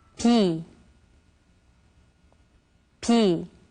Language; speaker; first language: Korean; native; Korean